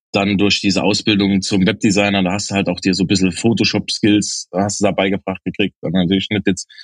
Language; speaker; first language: German; native; German